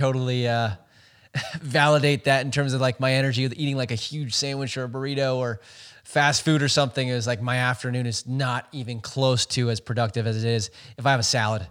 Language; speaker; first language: English; native; English